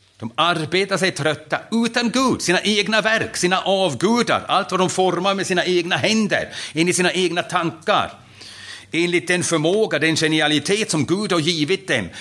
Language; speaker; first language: Swedish; non-native, fluent; German